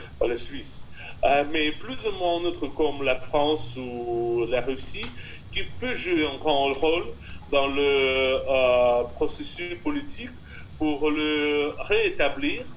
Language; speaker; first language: French; non-native, fluent; Russian